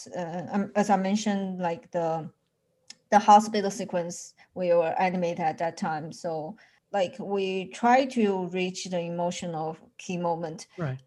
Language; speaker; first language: English; non-native, fluent; Chinese